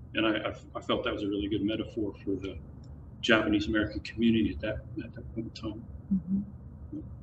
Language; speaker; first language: English; native; English